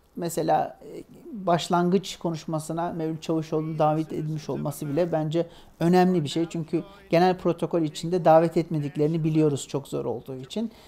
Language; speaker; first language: Turkish; native; Turkish